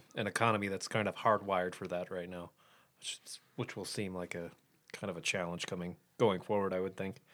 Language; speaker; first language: English; native; English